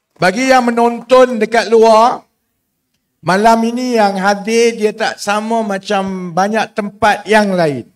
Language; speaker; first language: Malay; native; Malay